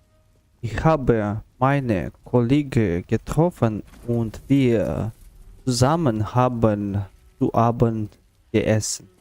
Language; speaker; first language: German; non-native, learner; Russian